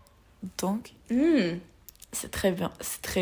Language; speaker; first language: French; non-native, learner; Spanish